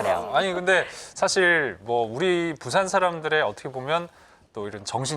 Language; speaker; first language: Korean; native; Korean